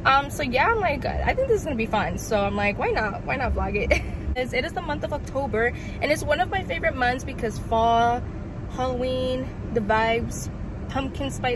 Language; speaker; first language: English; early bilingual, other home language; Spanish